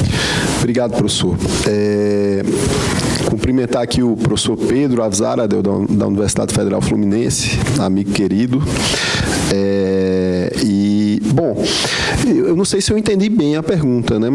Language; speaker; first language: Portuguese; native; Portuguese